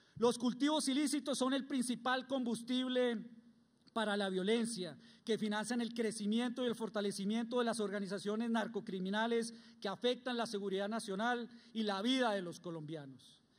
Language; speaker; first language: Spanish; native; Spanish